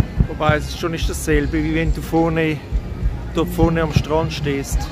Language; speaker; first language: German; native; German